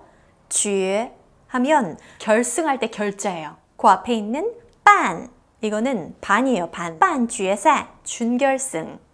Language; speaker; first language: Korean; native; Korean